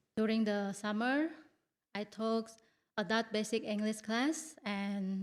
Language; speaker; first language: English; non-native, learner; Indonesian